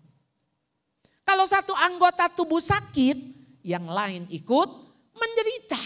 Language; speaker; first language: Indonesian; native; Indonesian